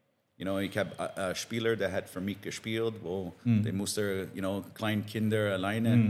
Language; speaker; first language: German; non-native, learner; English